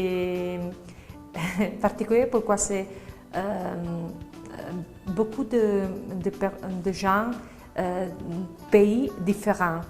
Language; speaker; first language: French; non-native, learner; Slovak